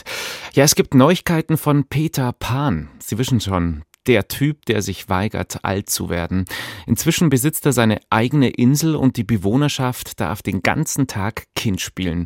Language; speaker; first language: German; native; German